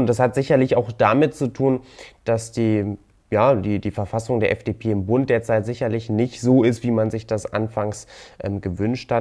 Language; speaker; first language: German; native; German